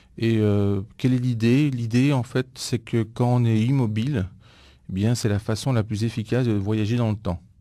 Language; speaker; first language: French; non-native, fluent; Greek